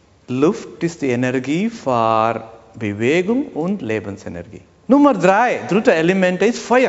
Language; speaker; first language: German; non-native, learner; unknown